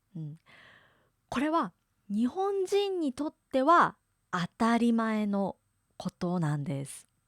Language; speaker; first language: Japanese; native; Japanese